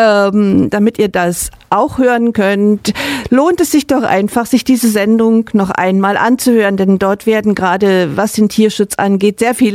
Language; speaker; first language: German; native; German